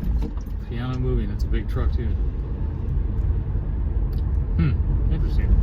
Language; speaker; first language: English; native; English